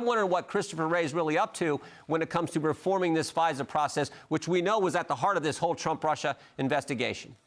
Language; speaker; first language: English; native; English